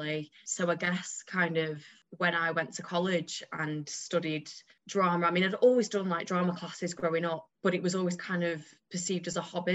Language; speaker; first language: English; native; English